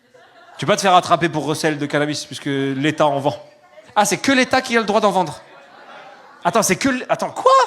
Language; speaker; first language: French; native; French